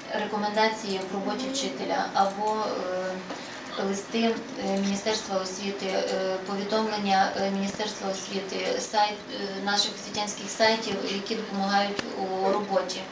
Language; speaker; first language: Ukrainian; native; Ukrainian